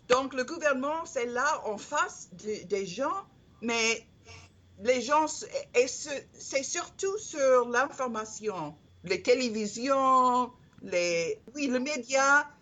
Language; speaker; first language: French; non-native, learner; English